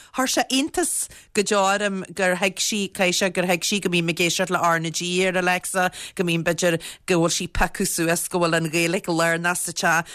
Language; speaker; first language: Irish; native; Irish